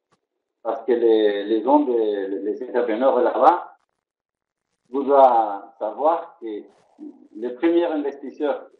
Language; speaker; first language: French; non-native, fluent; Spanish